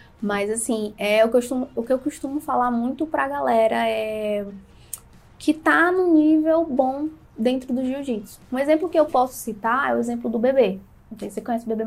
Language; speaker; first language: Portuguese; native; Portuguese